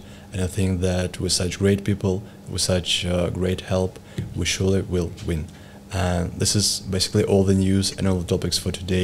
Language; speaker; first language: English; non-native, learner; Ukrainian